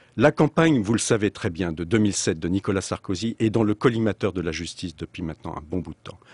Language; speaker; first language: French; native; French